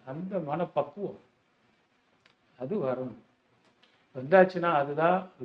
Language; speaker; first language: Telugu; non-native, learner; Tamil